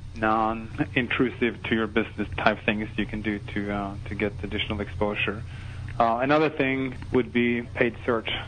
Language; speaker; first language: English; non-native, fluent; Norwegian